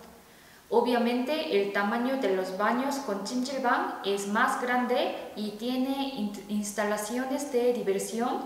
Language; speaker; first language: Spanish; non-native, fluent; Korean